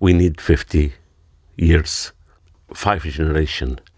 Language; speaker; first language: English; non-native, learner; Arabic